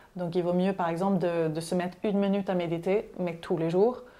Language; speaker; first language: French; non-native, fluent; Swedish